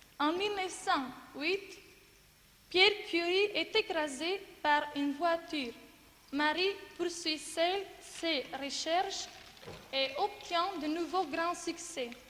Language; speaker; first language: French; non-native, learner; Macedonian